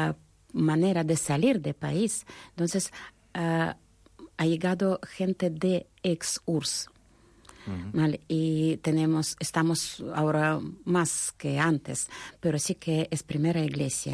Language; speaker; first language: Spanish; non-native, fluent; Russian